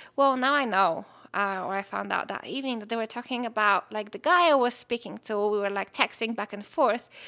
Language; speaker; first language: English; non-native, fluent; Polish